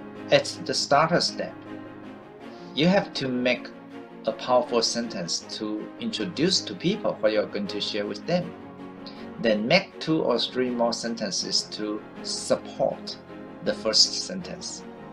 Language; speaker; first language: English; non-native, fluent; Chinese